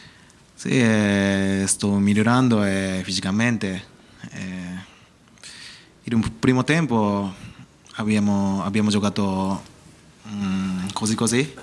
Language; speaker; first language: Italian; non-native, learner; Japanese